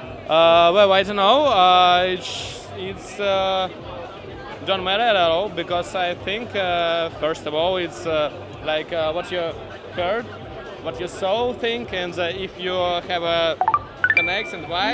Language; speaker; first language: English; non-native, learner; Russian